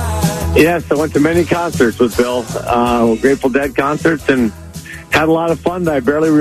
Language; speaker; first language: English; native; English